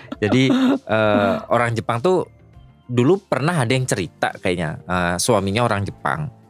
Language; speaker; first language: Indonesian; native; Indonesian